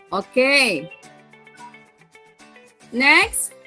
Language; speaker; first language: English; non-native, learner; Indonesian